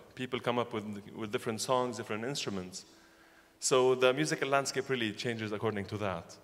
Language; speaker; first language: English; non-native, fluent; Arabic